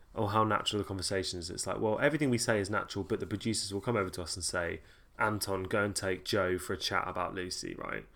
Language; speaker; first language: English; native; English